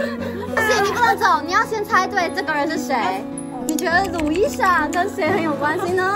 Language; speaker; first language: Chinese; native; Chinese